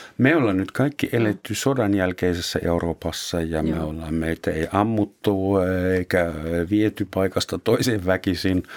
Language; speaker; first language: Finnish; non-native, fluent; German